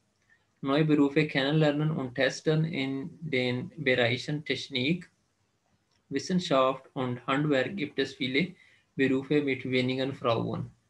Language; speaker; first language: German; non-native, fluent; Urdu